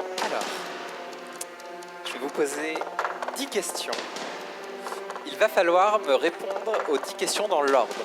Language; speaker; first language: French; native; French